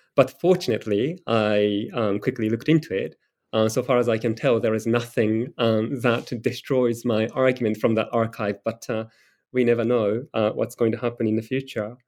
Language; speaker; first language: English; non-native, fluent; Japanese